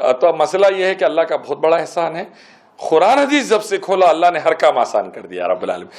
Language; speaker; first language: Urdu; native; Urdu